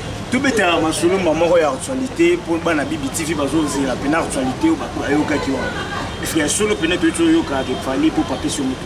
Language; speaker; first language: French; non-native, local second language; Lingala